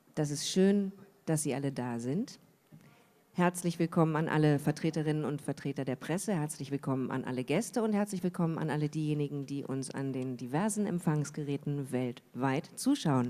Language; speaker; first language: German; native; German